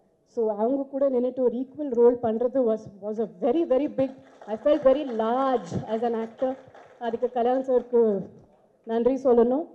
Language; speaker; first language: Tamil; non-native, fluent; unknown